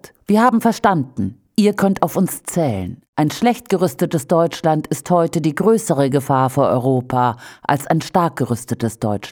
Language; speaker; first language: German; native; German